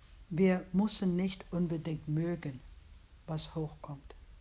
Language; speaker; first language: English; native; English